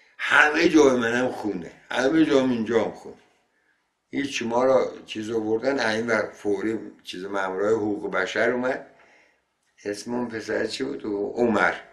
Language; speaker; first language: Persian; non-native, local second language; Azerbaijani